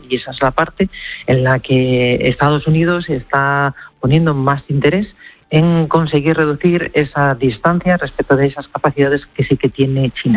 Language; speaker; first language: Spanish; native; Spanish